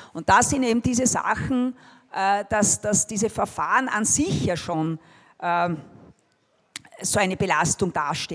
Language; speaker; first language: German; native; German